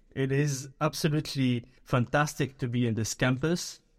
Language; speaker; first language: English; early bilingual, other home language; Arabic